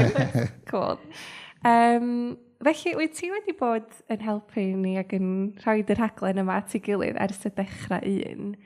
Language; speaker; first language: Welsh; native; Welsh